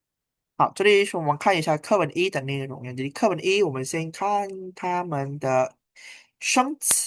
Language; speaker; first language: Chinese; non-native, fluent; Indonesian